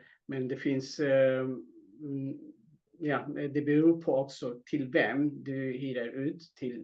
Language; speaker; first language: Swedish; non-native, fluent; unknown